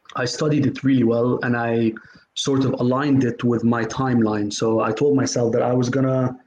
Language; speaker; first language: English; non-native, fluent; Arabic